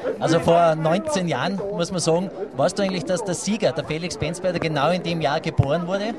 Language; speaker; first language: German; native; German